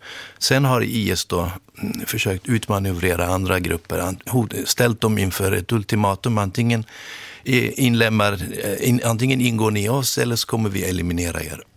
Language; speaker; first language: Swedish; native; Swedish